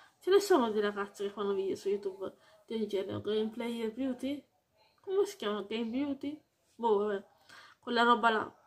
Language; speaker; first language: Italian; early bilingual, heritage; Italian